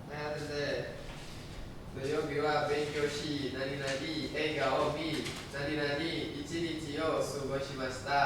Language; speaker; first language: Japanese; non-native, learner; Indonesian